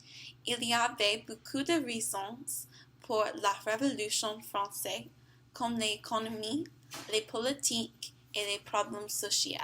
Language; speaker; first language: French; non-native, learner; English